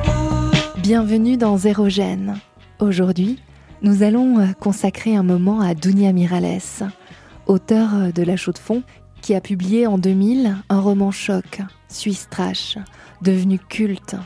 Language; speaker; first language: French; native; French